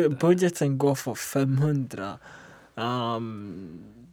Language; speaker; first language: Swedish; non-native, local second language; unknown